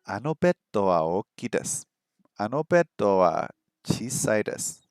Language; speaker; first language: Japanese; non-native, learner; English